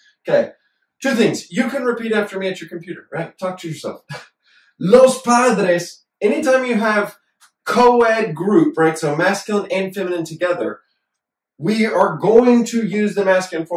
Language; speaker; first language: English; native; English